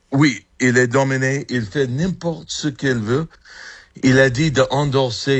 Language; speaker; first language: French; non-native, fluent; English